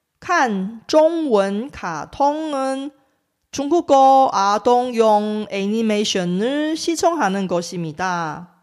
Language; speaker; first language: Korean; non-native, fluent; Chinese